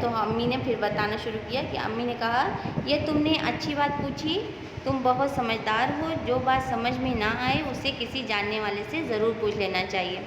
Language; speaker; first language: Urdu; native; Urdu